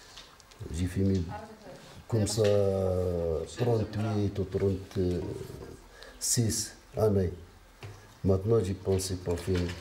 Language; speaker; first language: French; non-native, local second language; Arabic